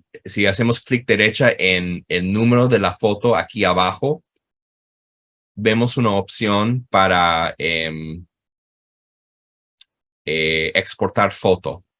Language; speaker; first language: Spanish; non-native, fluent; English